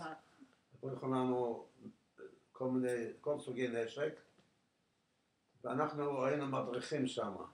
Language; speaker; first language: Hebrew; non-native, fluent; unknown